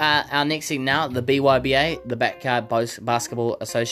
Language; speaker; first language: English; native; English